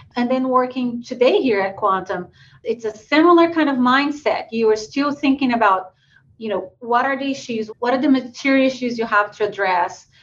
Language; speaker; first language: English; non-native, fluent; Portuguese